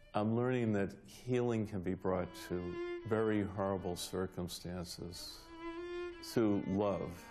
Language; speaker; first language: English; native; English